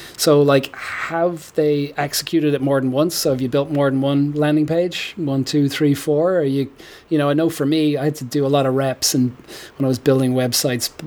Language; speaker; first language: English; native; English